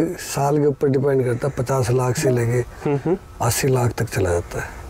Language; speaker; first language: Hindi; native; Hindi